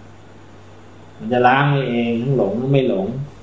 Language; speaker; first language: Thai; native; Thai